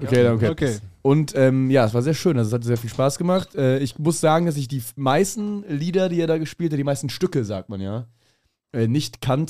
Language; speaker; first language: German; native; German